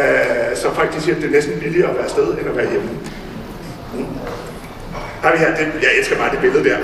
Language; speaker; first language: Danish; native; Danish